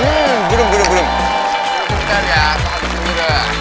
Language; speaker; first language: Indonesian; non-native, fluent; Japanese